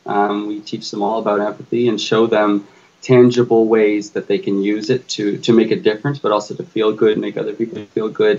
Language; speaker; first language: English; native; English